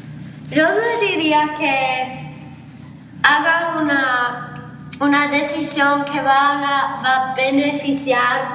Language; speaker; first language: Spanish; non-native, learner; English